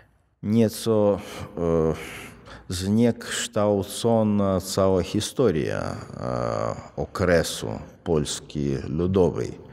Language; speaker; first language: Polish; non-native, fluent; Russian